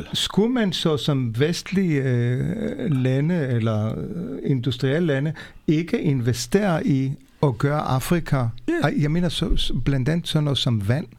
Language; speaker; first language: Danish; non-native, fluent; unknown